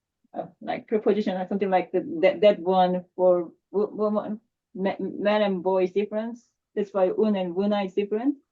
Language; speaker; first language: English; non-native, learner; Korean